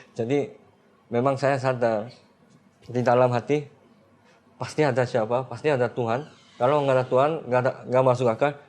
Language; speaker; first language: Indonesian; non-native, fluent; Korean